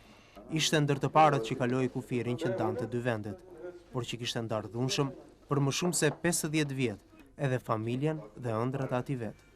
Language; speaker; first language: Albanian; native; Albanian